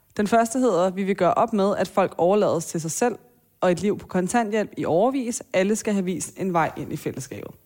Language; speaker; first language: Danish; native; Danish